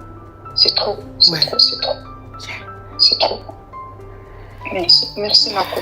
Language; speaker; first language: French; non-native, learner; Arabic